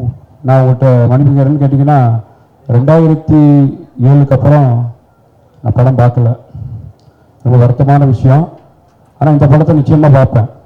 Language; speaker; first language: Tamil; native; Tamil